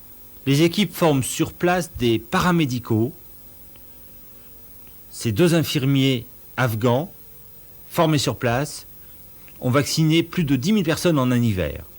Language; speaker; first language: French; native; French